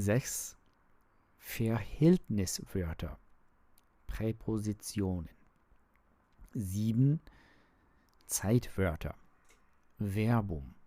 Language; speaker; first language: German; non-native, learner; English